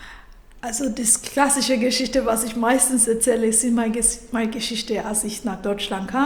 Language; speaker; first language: German; non-native, fluent; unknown